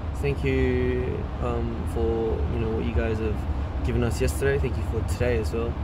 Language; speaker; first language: English; early bilingual, other home language; Korean